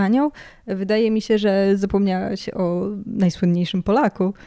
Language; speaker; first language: Polish; native; Polish